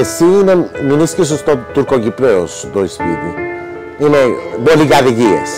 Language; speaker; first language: Greek; non-native, local second language; Turkish